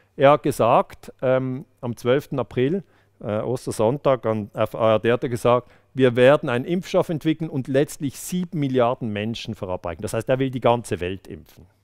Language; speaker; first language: German; native; German